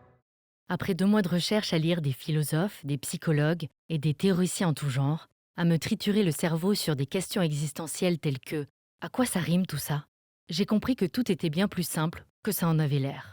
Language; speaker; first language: French; native; French